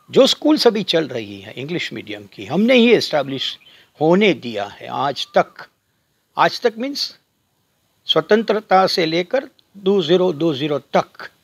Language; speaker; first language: Hindi; non-native, local second language; Gujarati